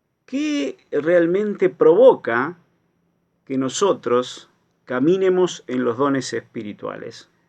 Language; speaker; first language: Spanish; native; Spanish